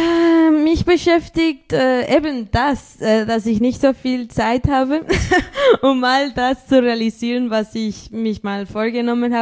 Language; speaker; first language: German; early bilingual, other home language; Spanish